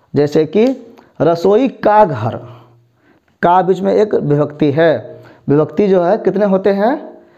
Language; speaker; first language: Hindi; native; Hindi